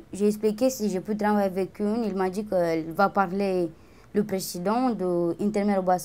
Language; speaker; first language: French; non-native, learner; Romanian